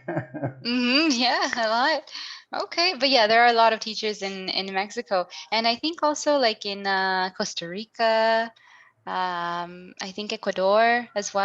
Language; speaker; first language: English; non-native, fluent; Spanish